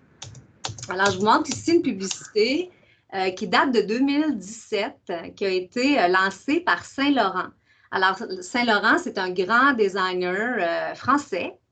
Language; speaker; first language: French; native; French